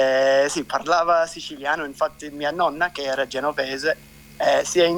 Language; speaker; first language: Italian; non-native, fluent; English